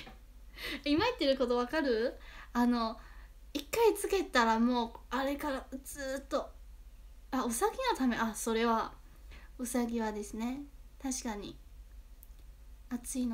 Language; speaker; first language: Japanese; non-native, fluent; Chinese